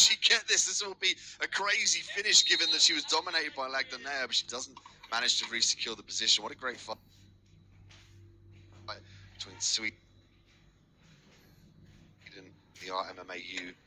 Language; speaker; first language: English; native; English